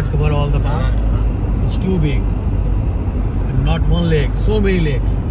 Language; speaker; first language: English; non-native, local second language; Hindi